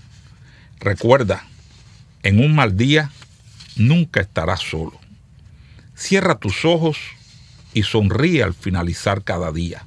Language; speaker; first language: Spanish; native; Spanish